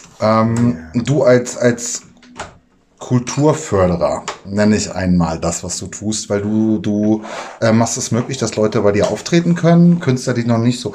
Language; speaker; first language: German; native; German